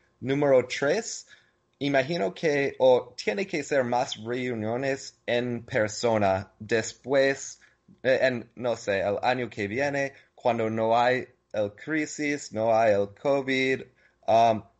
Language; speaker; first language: Spanish; non-native, learner; English